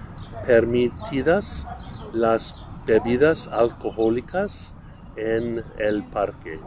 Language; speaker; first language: Spanish; non-native, learner; English